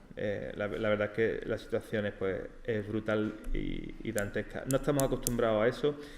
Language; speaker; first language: Spanish; native; Spanish